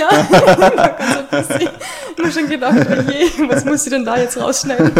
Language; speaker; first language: German; native; German